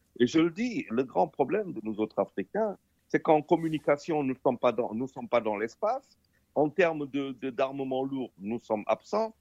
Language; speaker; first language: French; non-native, local second language; Wolof